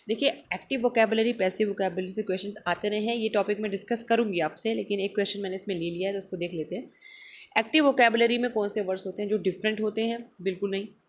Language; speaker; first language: Hindi; non-native, local second language; Marathi